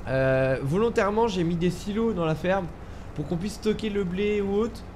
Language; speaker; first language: French; native; French